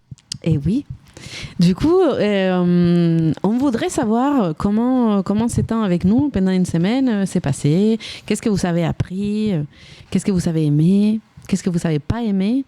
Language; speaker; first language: French; native; French